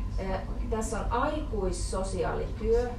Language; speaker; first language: Finnish; native; Finnish